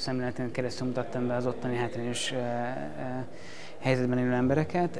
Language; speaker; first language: Hungarian; native; Hungarian